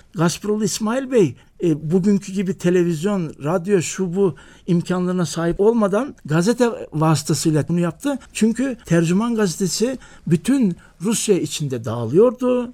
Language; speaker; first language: Turkish; native; Turkish